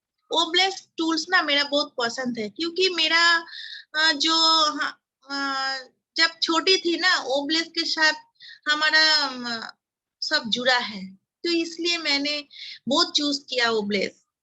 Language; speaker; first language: Hindi; non-native, local second language; Bangla